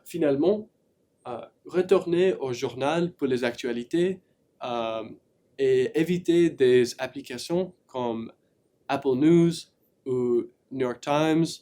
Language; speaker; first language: French; non-native, learner; English